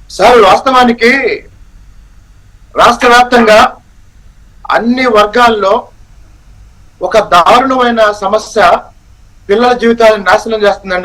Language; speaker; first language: Telugu; native; Telugu